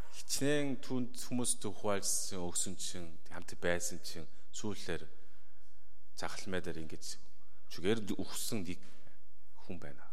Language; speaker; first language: Mongolian; non-native, fluent; Korean